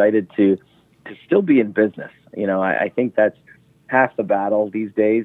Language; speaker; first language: English; native; English